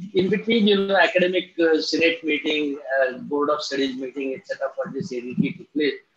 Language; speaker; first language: English; non-native, local second language; Marathi